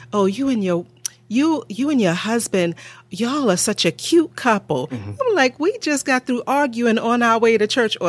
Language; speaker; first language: English; native; English